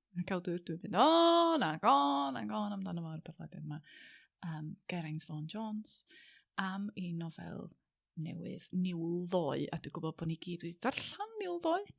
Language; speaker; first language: Welsh; native; Welsh